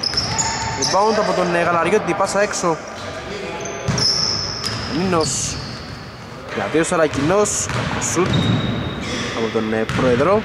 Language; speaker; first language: Greek; native; Greek